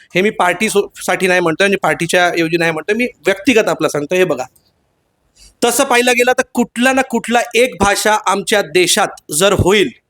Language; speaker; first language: Marathi; non-native, local second language; Hindi